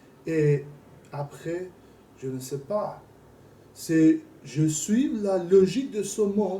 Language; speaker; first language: French; non-native, learner; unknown